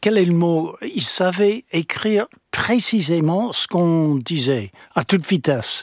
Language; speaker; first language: French; non-native, fluent; English